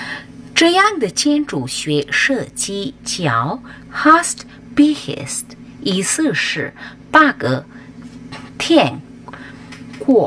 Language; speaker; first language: Chinese; non-native, learner; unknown